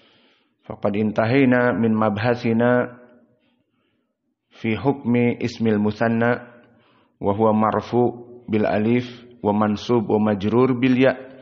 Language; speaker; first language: Arabic; non-native, fluent; Indonesian